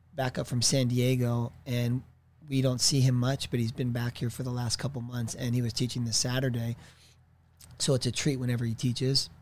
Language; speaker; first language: English; native; English